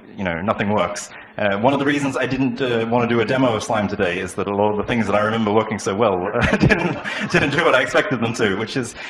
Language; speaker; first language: English; native; English